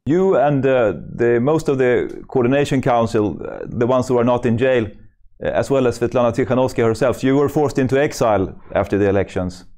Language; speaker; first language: English; non-native, fluent; Swedish